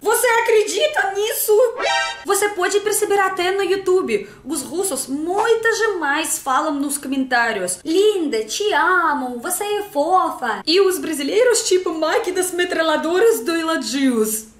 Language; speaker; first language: Portuguese; non-native, fluent; Russian